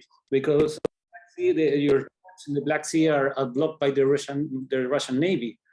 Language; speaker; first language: English; non-native, fluent; Spanish